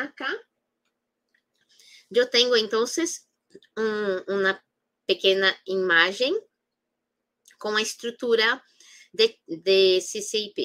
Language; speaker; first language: Spanish; non-native, fluent; Portuguese